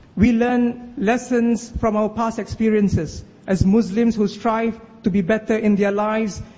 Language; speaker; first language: English; non-native, local second language; Malay